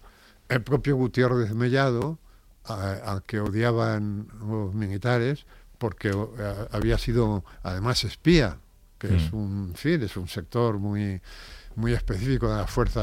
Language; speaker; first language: Spanish; native; Spanish